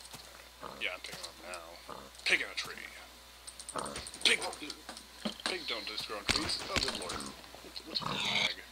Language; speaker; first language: English; native; English